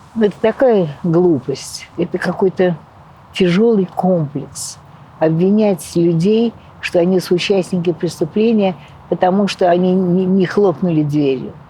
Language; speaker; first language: Russian; native; Russian